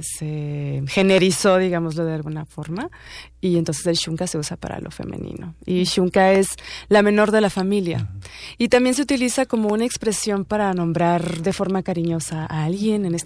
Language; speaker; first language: Spanish; native; Spanish